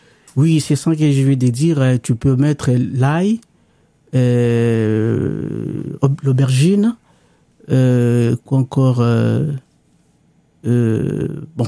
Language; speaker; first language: French; non-native, local second language; Lingala